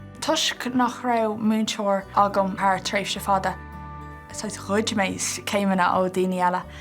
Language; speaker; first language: Irish; non-native, local second language; English